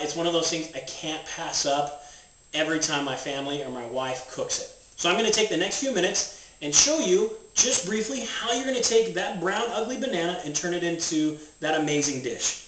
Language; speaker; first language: English; native; English